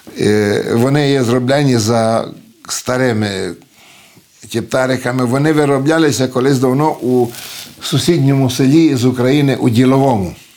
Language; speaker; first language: Ukrainian; early bilingual, heritage; Ukrainian